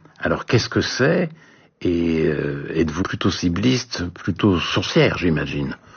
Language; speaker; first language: French; native; French